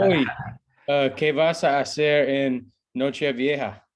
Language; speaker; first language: Spanish; non-native, learner; English